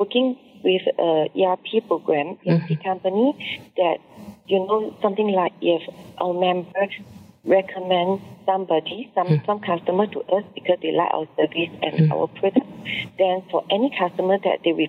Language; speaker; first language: English; non-native, local second language; Min Nan Chinese